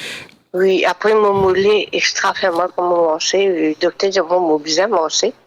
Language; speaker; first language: French; non-native, local second language; Morisyen